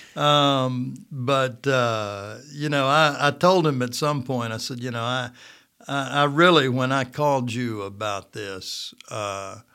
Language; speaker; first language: English; native; English